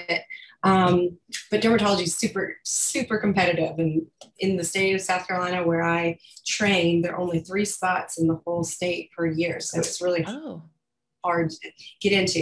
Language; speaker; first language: English; native; English